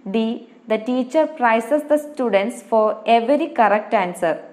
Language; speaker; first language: English; non-native, local second language; Malayalam